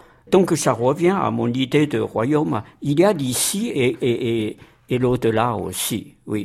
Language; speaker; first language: French; non-native, fluent; Chinese